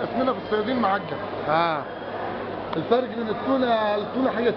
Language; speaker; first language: Arabic; native; Arabic